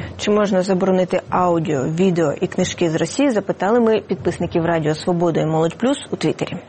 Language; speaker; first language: Ukrainian; native; Ukrainian